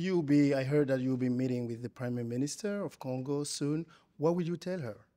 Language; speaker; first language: English; non-native, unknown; Lingala